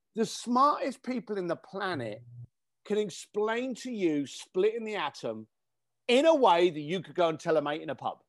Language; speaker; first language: English; native; English